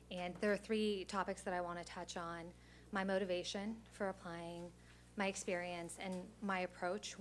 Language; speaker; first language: English; native; English